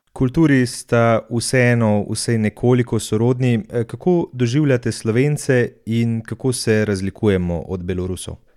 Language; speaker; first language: Slovenian; native; Slovenian